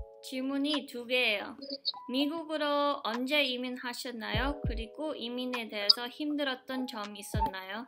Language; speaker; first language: Korean; early bilingual, heritage; English